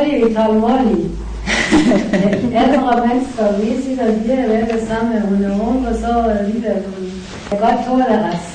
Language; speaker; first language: Danish; non-native, learner; Persian